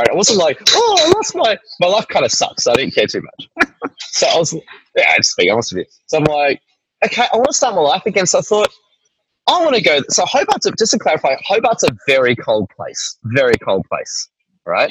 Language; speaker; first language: English; native; English